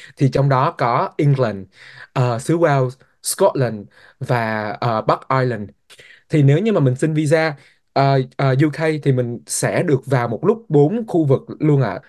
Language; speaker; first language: Vietnamese; native; Vietnamese